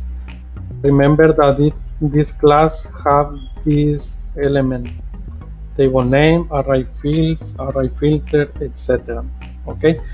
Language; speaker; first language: English; non-native, fluent; Spanish